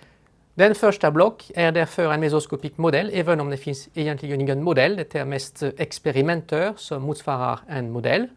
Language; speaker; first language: Swedish; non-native, fluent; French